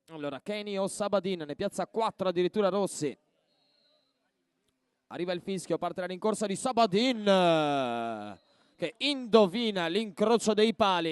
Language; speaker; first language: Italian; native; Italian